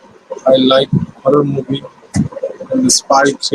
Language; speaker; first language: English; non-native, learner; Bangla